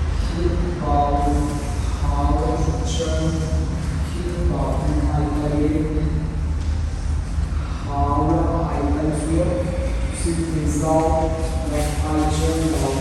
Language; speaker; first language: Vietnamese; non-native, learner; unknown